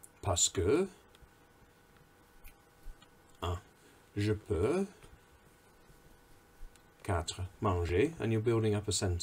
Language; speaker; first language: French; non-native, fluent; English